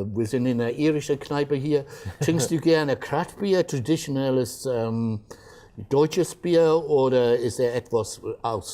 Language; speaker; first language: German; non-native, fluent; English